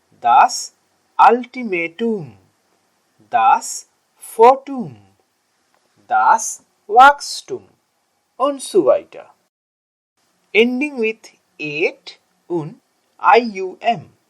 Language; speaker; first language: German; non-native, learner; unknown